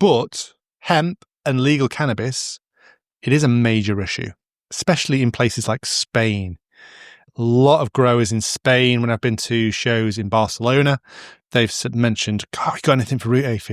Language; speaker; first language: English; native; English